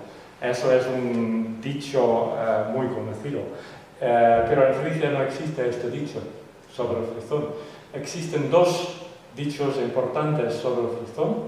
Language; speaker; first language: Spanish; non-native, fluent; Western Frisian